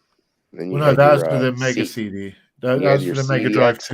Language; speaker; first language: English; native; English